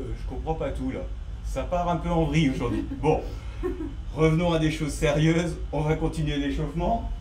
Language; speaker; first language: French; native; French